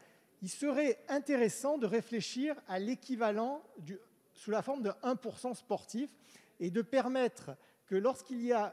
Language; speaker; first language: French; native; French